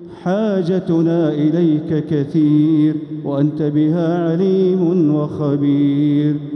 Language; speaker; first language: Arabic; native; Arabic